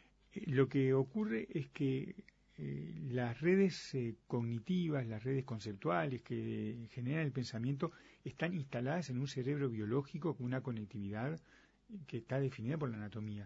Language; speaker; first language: Spanish; native; Spanish